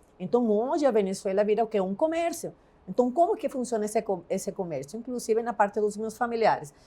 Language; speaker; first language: Portuguese; non-native, fluent; Spanish